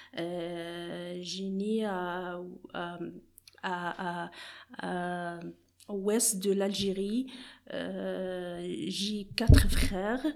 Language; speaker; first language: French; non-native, learner; Arabic